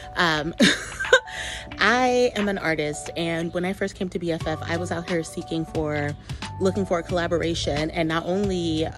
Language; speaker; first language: English; native; English